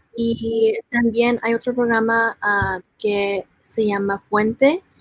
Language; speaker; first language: Spanish; early bilingual, heritage; Spanish